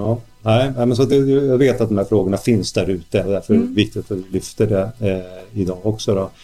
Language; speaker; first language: Swedish; native; Swedish